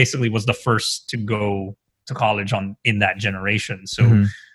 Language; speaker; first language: English; non-native, local second language; Filipino